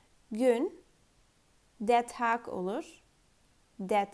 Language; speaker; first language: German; non-native, fluent; Turkish